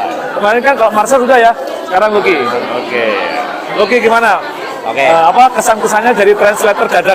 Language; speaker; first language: Indonesian; native; Indonesian